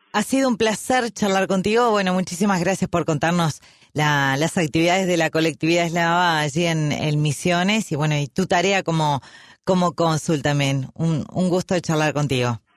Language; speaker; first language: Spanish; native; Spanish